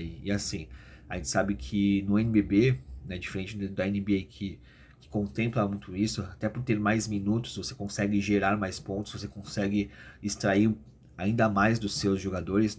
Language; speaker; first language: Portuguese; native; Portuguese